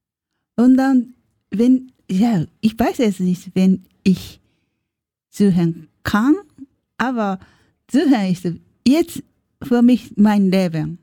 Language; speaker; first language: German; non-native, learner; Japanese